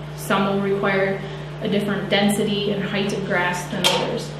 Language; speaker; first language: English; native; English